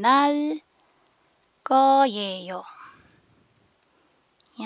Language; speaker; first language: Korean; non-native, fluent; Filipino